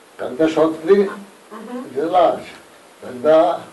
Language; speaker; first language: Russian; non-native, learner; Bangla